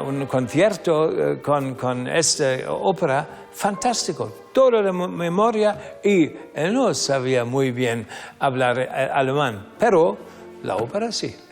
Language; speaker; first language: Spanish; non-native, learner; German